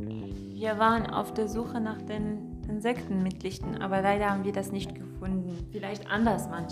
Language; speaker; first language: German; non-native, learner; Arabic